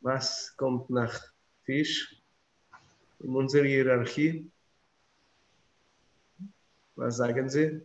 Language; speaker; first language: German; non-native, fluent; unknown